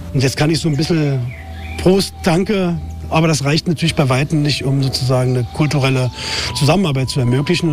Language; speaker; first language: German; native; German